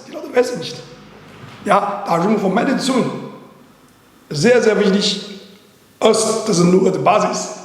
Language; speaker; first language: German; non-native, learner; Chinese